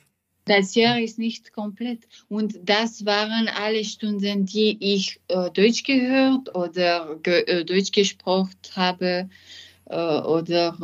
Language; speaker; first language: German; non-native, learner; French